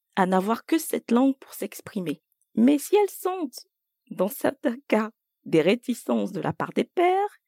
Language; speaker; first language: French; native; French